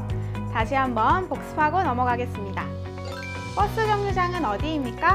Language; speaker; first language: Korean; native; Korean